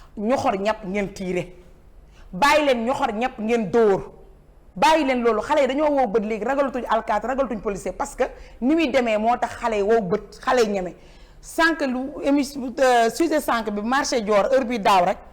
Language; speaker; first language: Wolof; native; Wolof